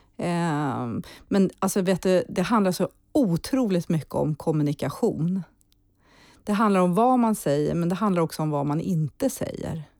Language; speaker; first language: Swedish; early bilingual, heritage; Swedish